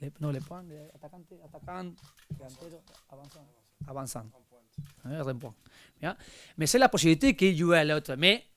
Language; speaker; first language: French; non-native, learner; Spanish